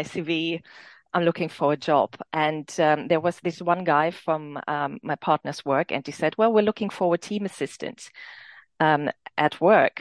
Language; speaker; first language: English; non-native, fluent; German